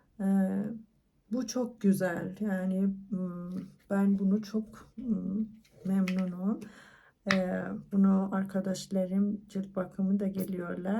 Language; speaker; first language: Turkish; non-native, learner; Persian